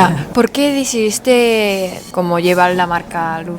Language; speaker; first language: Spanish; non-native, learner; Japanese